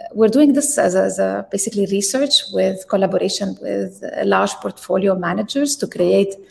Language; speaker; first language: English; non-native, fluent; Arabic